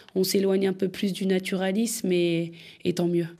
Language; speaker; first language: French; native; French